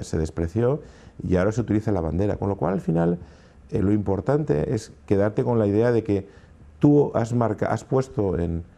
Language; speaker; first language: Spanish; native; Spanish